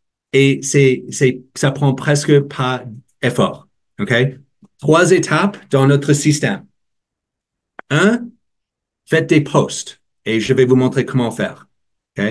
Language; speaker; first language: French; non-native, learner; English